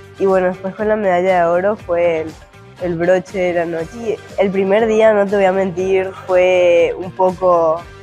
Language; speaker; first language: Spanish; native; Spanish